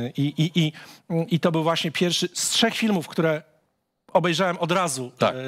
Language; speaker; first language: Polish; native; Polish